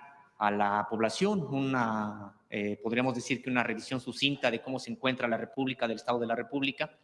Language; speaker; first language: Spanish; native; Spanish